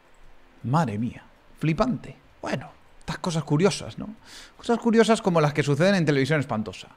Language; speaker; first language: Spanish; native; Spanish